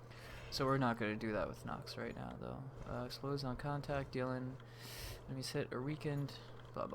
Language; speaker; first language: English; native; English